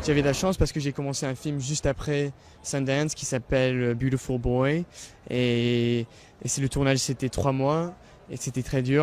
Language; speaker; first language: French; early bilingual, heritage; English